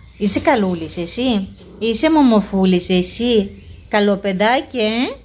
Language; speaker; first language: Greek; non-native, fluent; Russian